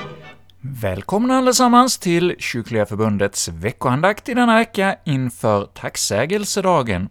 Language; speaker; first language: Swedish; native; Swedish